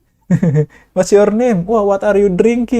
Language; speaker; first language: English; non-native, learner; Indonesian